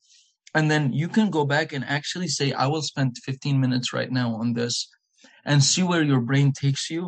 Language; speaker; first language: English; non-native, fluent; Arabic